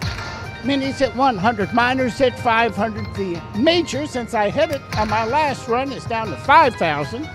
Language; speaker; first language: English; native; English